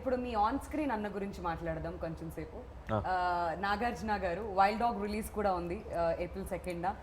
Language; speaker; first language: Telugu; native; Telugu